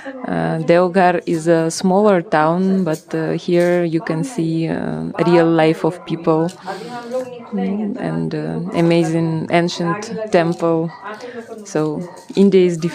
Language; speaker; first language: English; non-native, fluent; Russian